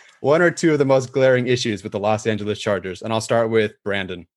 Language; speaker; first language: English; native; English